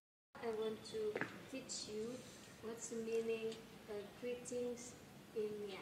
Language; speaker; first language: English; non-native, learner; Nias